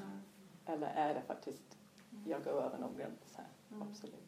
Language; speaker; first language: Swedish; non-native, fluent; English